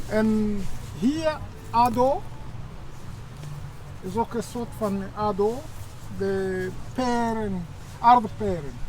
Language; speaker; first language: Dutch; non-native, learner; Kinyarwanda